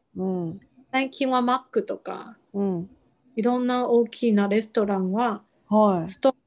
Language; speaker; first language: Japanese; non-native, fluent; Chinese